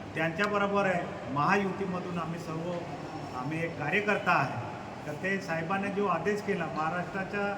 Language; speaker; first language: Marathi; non-native, local second language; Bhili